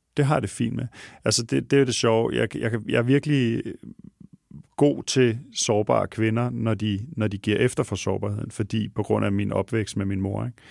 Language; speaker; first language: Danish; native; Danish